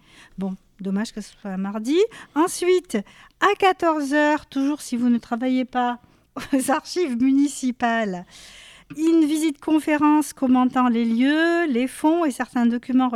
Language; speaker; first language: French; native; French